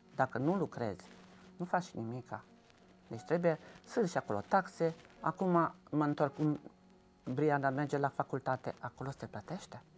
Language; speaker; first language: Romanian; non-native, local second language; Hungarian